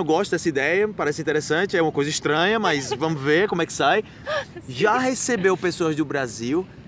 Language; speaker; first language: Portuguese; native; Portuguese